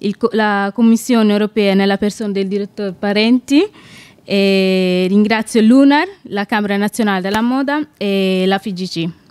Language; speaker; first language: Italian; non-native, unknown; Wolof